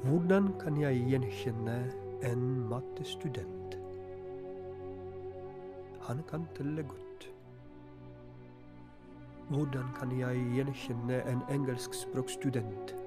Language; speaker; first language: Norwegian; non-native, fluent; Polish